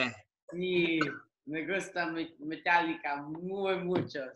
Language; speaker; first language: Spanish; non-native, learner; English